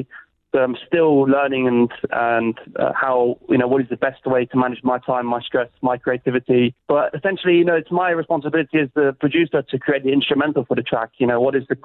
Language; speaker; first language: English; native; English